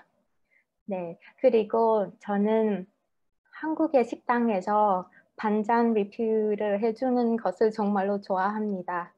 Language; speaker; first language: Korean; non-native, fluent; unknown